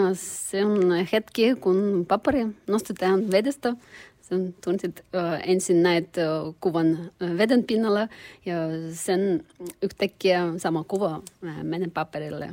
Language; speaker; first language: Finnish; non-native, learner; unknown